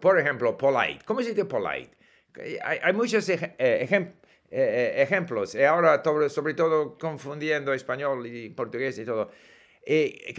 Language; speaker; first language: Spanish; non-native, fluent; English